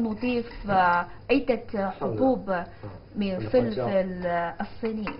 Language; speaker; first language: Arabic; non-native, fluent; Chinese